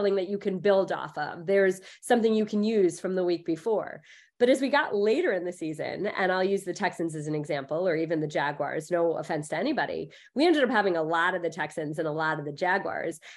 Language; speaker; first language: English; early bilingual, other home language; Hindi